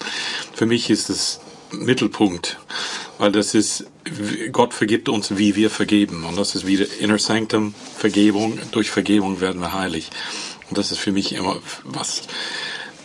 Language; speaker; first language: German; non-native, fluent; English